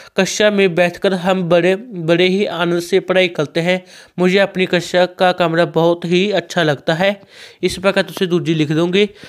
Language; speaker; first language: Hindi; non-native, local second language; Punjabi